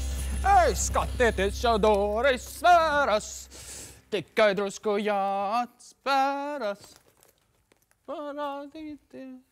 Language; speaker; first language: Latvian; native; Latvian